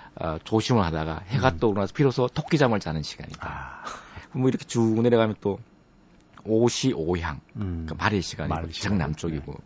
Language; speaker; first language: Korean; native; Korean